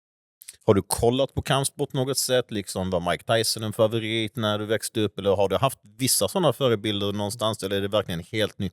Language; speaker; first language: Swedish; native; Swedish